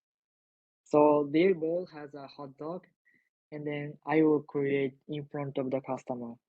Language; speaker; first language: English; non-native, learner; Japanese